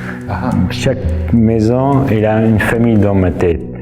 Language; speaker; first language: French; non-native, fluent; Arabic